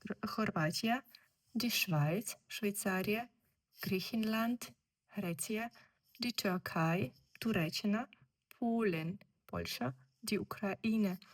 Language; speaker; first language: German; non-native, fluent; Ukrainian